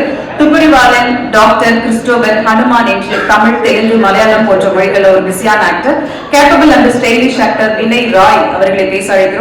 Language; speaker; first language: Tamil; native; Tamil